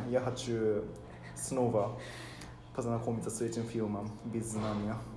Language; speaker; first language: Russian; non-native, fluent; Japanese